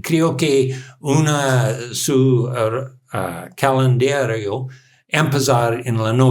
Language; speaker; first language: Spanish; non-native, learner; English